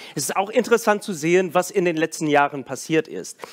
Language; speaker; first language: German; non-native, fluent; English